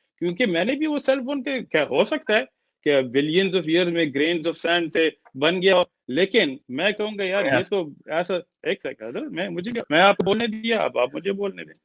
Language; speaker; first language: Urdu; early bilingual, heritage; Urdu